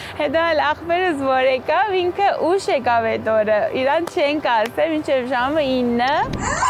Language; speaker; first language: Armenian; native; Armenian